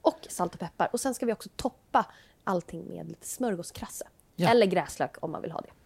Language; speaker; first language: Swedish; native; Swedish